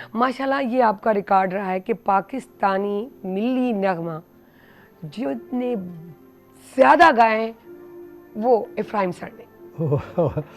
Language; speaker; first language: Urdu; non-native, local second language; Sindhi